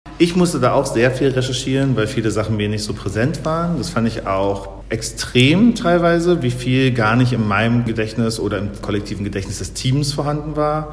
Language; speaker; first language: German; native; German